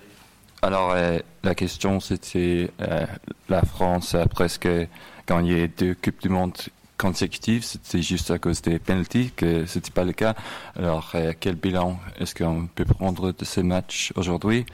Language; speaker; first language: French; non-native, fluent; English